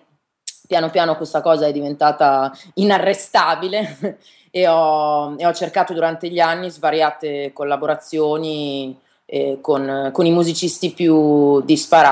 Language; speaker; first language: Italian; native; Italian